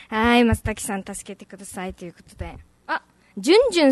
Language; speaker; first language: Japanese; native; Japanese